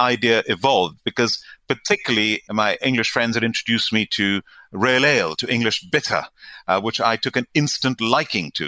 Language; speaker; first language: English; non-native, local second language; Gujarati